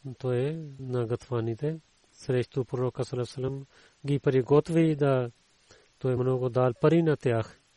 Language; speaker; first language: Bulgarian; non-native, learner; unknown